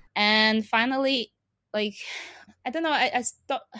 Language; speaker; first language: English; non-native, fluent; Lithuanian